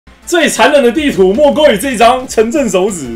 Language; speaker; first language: Chinese; native; Chinese